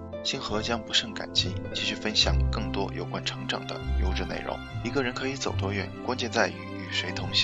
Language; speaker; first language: Chinese; native; Chinese